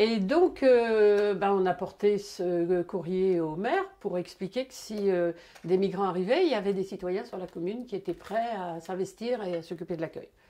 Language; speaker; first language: French; native; French